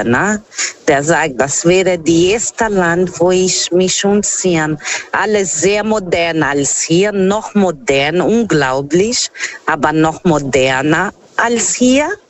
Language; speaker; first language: German; non-native, learner; Portuguese